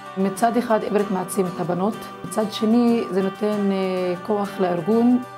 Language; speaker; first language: Hebrew; non-native, local second language; Arabic